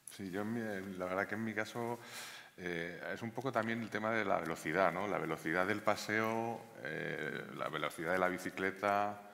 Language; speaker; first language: Spanish; native; Spanish